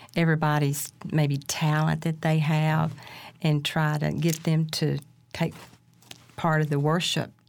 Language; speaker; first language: English; native; English